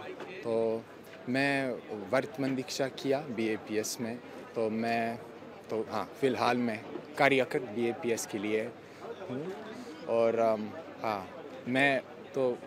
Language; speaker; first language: Hindi; non-native, learner; English